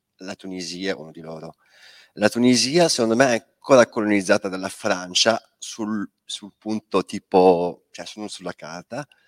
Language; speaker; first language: Italian; non-native, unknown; Arabic